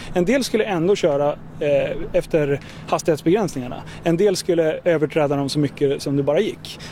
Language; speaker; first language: Swedish; native; Swedish